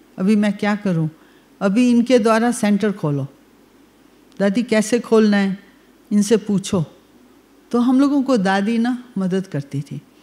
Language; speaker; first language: Hindi; native; Hindi